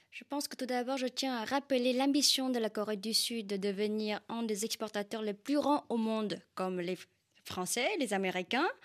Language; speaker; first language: French; non-native, fluent; Vietnamese